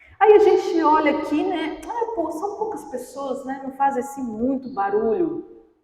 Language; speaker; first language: Portuguese; native; Portuguese